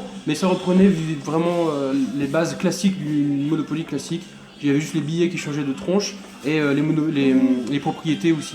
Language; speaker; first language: French; native; French